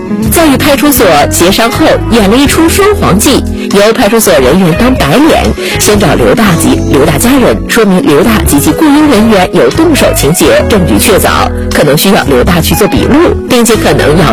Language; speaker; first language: Chinese; native; Chinese